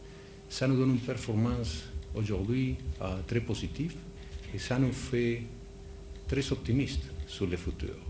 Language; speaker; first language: French; non-native, fluent; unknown